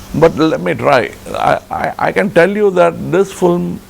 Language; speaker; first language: English; non-native, local second language; Tamil